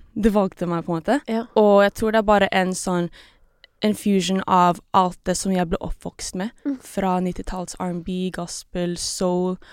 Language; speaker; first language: Norwegian; non-native, local second language; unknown